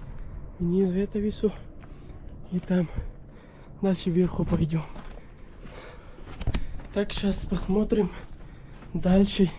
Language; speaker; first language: Russian; non-native, learner; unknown